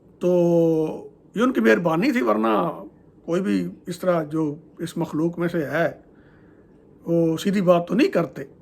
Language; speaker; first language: Urdu; non-native, local second language; Punjabi